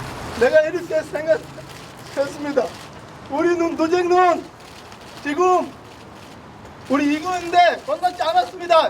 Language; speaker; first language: Korean; non-native, learner; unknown